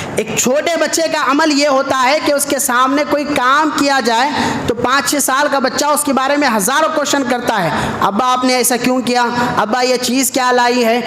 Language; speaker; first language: Urdu; native; Urdu